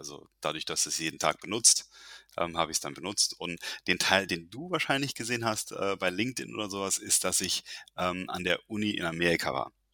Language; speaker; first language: German; early bilingual, heritage; German